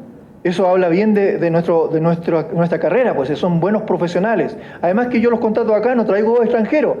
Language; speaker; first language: Spanish; native; Spanish